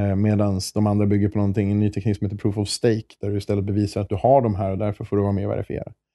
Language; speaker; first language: Swedish; native; Swedish